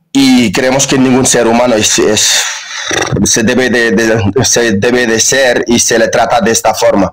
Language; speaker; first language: Spanish; non-native, fluent; Wolof